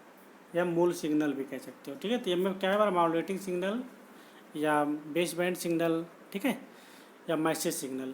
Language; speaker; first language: Hindi; native; Hindi